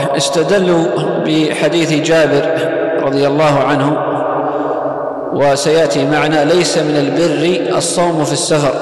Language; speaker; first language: Arabic; native; Arabic